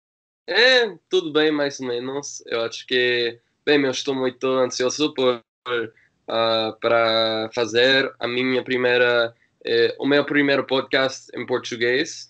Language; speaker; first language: Portuguese; non-native, learner; English